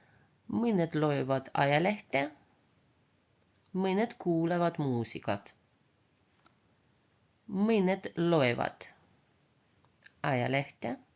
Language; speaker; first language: Estonian; non-native, local second language; Russian